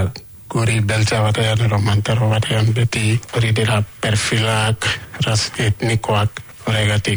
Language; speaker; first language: Basque; non-native, learner; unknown